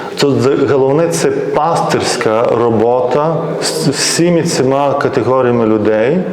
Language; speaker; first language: Ukrainian; non-native, fluent; Lithuanian